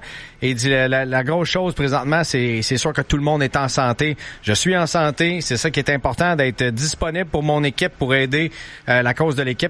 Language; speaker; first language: French; native; French